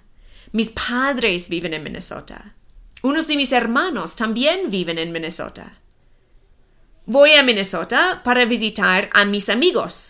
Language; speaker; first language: Spanish; non-native, fluent; English